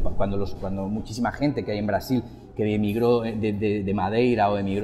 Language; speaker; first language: Spanish; native; Spanish